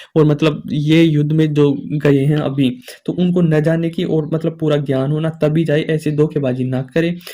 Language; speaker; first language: Hindi; native; Hindi